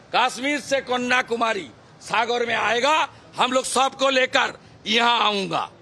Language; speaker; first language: Hindi; non-native, local second language; Bangla